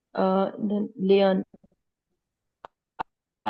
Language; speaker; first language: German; non-native, learner; Hindi